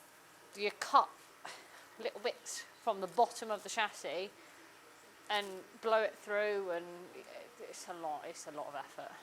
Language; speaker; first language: English; native; English